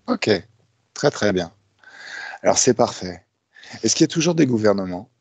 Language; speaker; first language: French; native; French